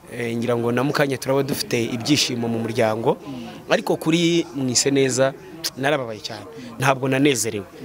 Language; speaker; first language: Kinyarwanda; native; Kinyarwanda